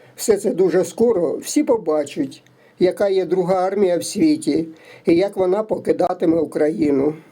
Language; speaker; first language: Ukrainian; native; Ukrainian